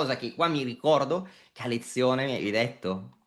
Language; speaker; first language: Italian; native; Italian